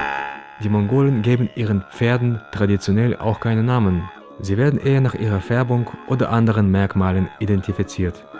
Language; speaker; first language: German; native; German